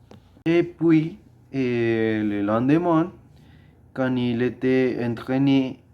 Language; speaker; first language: French; non-native, learner; Spanish